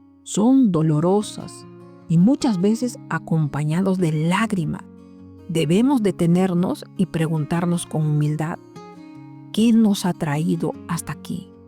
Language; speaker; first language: Spanish; native; Spanish